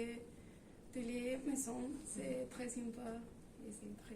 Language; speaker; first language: French; non-native, learner; Spanish